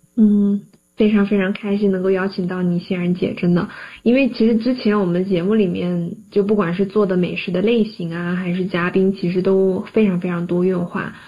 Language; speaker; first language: Chinese; native; Chinese